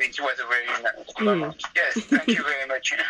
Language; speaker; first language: English; non-native, learner; French